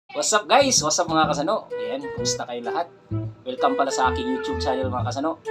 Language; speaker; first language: Filipino; non-native, local second language; Cebuano